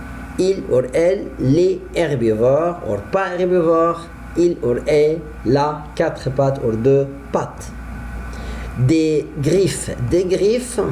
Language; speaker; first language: French; non-native, fluent; Arabic